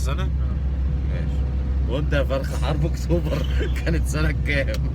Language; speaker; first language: Arabic; native; Arabic